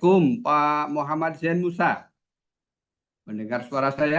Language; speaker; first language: Indonesian; native; Indonesian